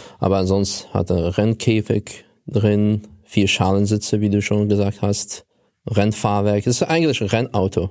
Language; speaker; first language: German; non-native, fluent; Russian